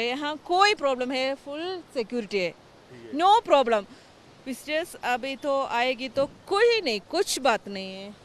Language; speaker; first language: Hindi; non-native, local second language; Malayalam